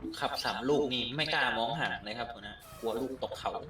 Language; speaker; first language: Thai; native; Thai